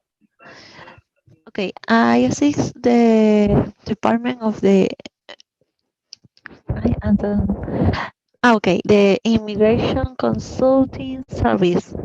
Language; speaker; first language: English; non-native, learner; Spanish